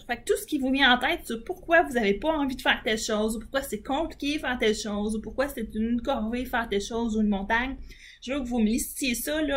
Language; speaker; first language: French; native; French